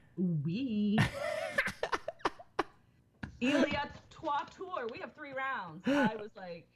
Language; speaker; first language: English; native; English